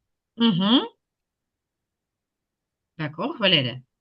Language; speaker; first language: French; non-native, fluent; Ukrainian